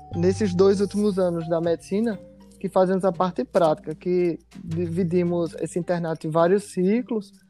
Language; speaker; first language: Portuguese; native; Portuguese